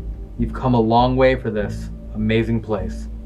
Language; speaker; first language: English; native; English